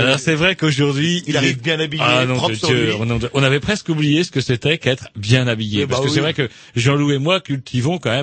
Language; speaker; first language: French; native; French